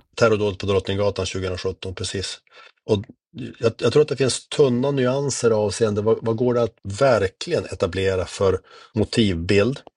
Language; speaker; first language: Swedish; native; Swedish